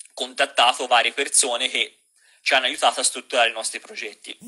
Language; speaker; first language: Italian; native; Italian